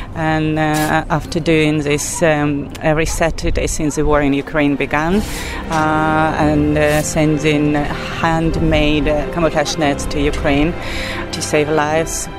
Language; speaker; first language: English; non-native, fluent; Belarusian